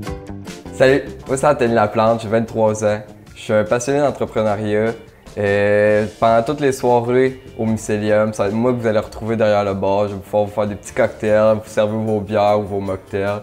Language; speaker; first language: French; native; French